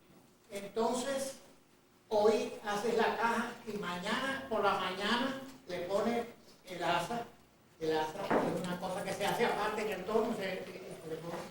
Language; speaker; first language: Spanish; native; Spanish